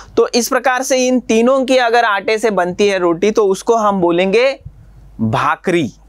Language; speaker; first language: Hindi; non-native, local second language; Marathi